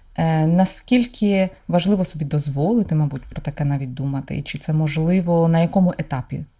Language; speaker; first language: Ukrainian; native; Ukrainian